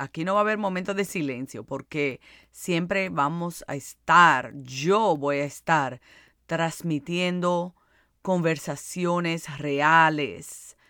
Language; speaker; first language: Spanish; early bilingual, heritage; Spanish